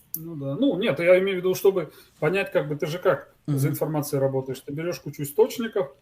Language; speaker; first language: Russian; native; Russian